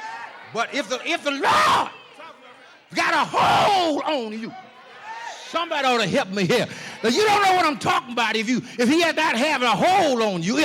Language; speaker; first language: English; native; English